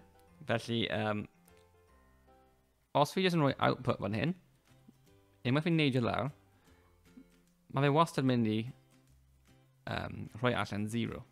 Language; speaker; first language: Welsh; native; Welsh